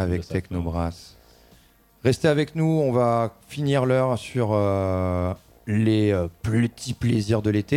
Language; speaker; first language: French; native; French